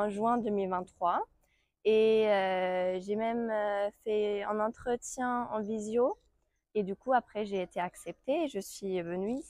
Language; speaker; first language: French; non-native, fluent; German